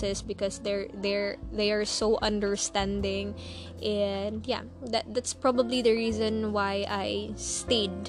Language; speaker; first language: English; non-native, local second language; Cebuano